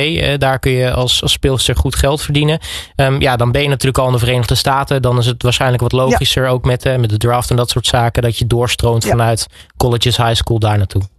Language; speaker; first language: Dutch; native; Dutch